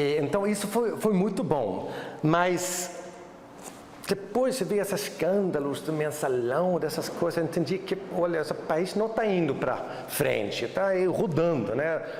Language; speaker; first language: Portuguese; non-native, fluent; Swedish